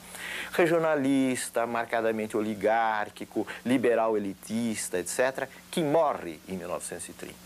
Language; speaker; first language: Portuguese; native; Portuguese